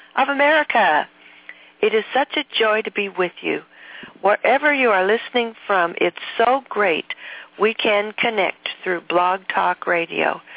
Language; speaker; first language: English; native; English